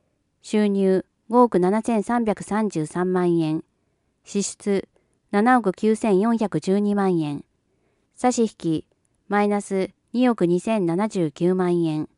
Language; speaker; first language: Japanese; native; Japanese